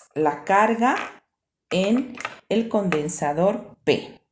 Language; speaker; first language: Spanish; native; Spanish